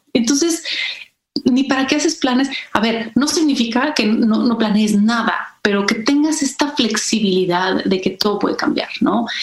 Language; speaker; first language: Spanish; early bilingual, other home language; Polish